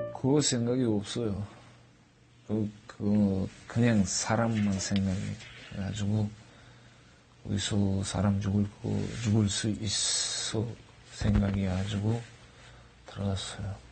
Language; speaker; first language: Korean; non-native, learner; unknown